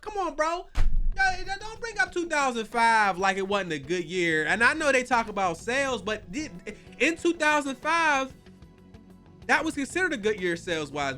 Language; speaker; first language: English; native; English